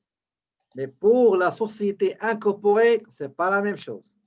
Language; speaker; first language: French; native; French